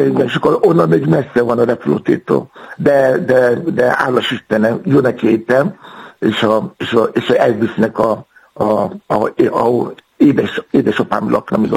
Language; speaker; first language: Hungarian; non-native, fluent; Yoruba